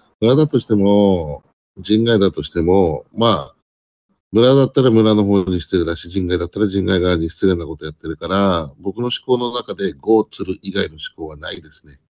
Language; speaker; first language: Japanese; native; Japanese